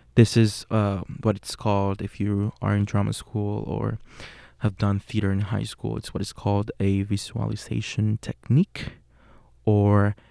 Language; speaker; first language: English; non-native, fluent; Spanish